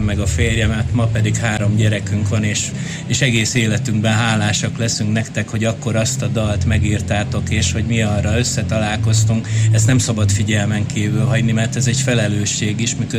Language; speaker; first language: Hungarian; native; Hungarian